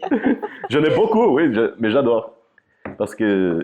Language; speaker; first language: French; non-native, fluent; Portuguese